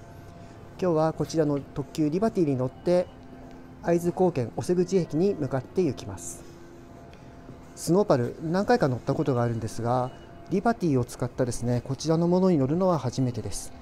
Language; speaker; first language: Japanese; native; Japanese